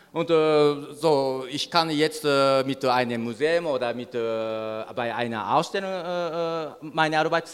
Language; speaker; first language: German; non-native, learner; Japanese